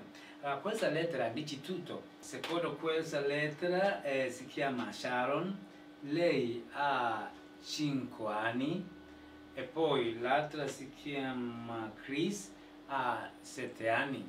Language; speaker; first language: Italian; non-native, fluent; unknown